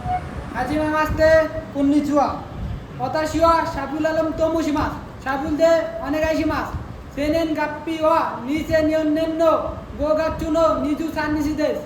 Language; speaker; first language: Japanese; non-native, learner; Bangla